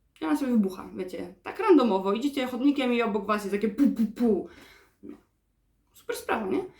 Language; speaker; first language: Polish; native; Polish